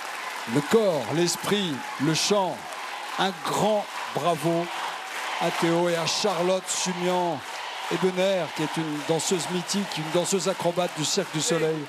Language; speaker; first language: French; native; French